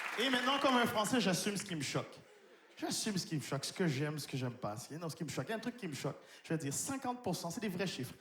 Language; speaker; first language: French; native; French